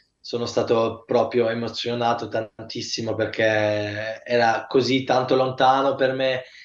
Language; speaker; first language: Italian; early bilingual, heritage; Italian